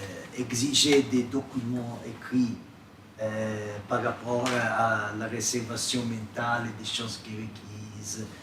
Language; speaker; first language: French; non-native, fluent; Italian